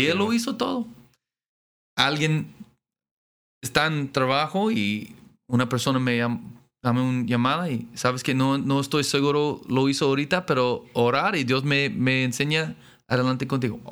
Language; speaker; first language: Spanish; non-native, learner; English